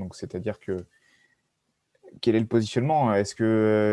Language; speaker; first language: French; native; French